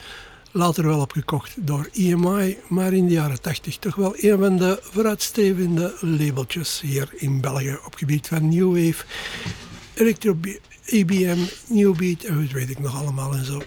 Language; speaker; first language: Dutch; native; Dutch